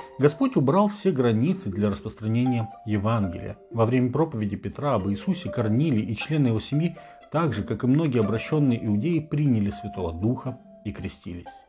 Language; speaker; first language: Russian; native; Russian